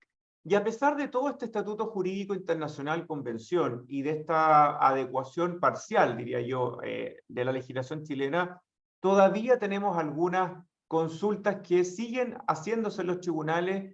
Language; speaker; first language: Spanish; native; Spanish